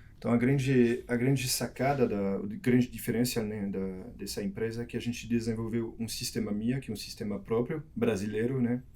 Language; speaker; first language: Portuguese; non-native, fluent; French